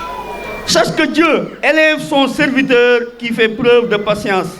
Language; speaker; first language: French; non-native, local second language; Wolof